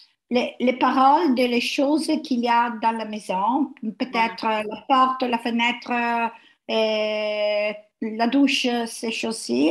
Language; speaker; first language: French; non-native, learner; Italian